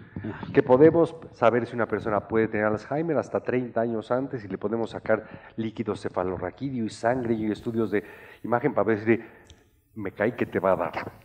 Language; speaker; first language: Spanish; native; Spanish